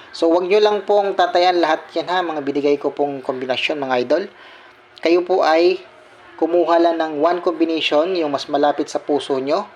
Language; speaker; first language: Filipino; non-native, local second language; Cebuano